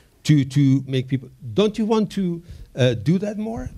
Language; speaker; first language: English; non-native, fluent; Italian